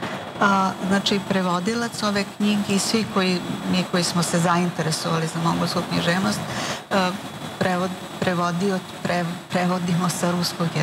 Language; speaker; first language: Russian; non-native, learner; Serbian